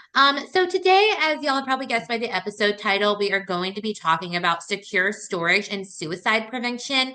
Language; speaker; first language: English; native; English